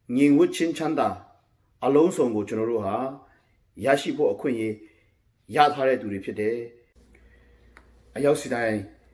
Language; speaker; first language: Burmese; non-native, local second language; Kachin